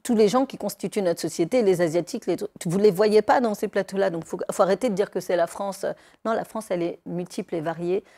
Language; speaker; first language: French; native; French